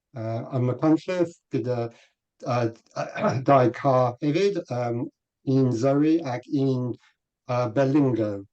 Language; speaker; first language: Welsh; non-native, learner; English